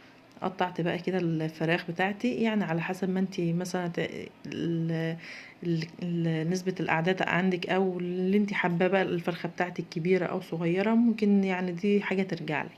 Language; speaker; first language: Arabic; native; Arabic